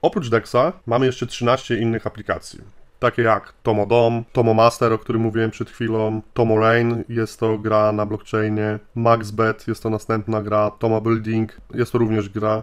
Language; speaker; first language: Polish; native; Polish